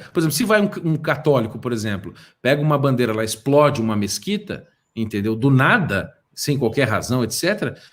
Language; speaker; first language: Portuguese; native; Portuguese